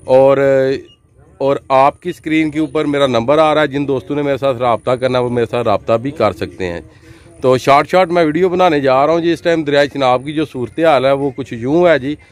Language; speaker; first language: Urdu; non-native, local second language; Punjabi